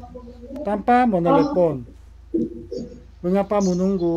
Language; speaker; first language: Indonesian; non-native, learner; Korean